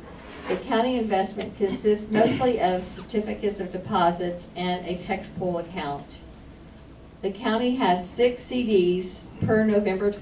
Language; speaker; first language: English; native; English